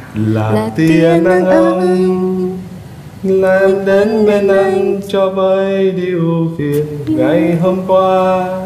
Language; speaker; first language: Vietnamese; native; Vietnamese